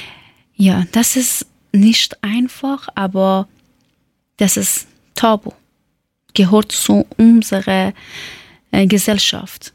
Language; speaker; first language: German; non-native, learner; Persian